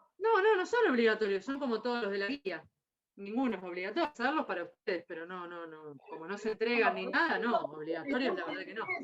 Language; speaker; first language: Spanish; native; Spanish